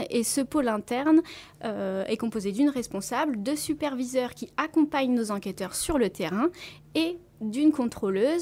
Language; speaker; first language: French; native; French